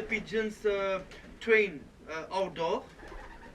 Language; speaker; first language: English; non-native, learner; French